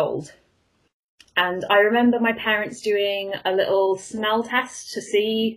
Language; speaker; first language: English; native; English